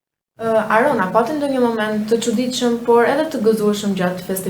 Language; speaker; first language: Albanian; native; Albanian